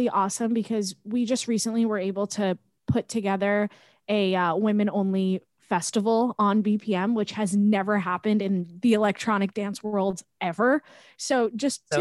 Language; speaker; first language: English; native; English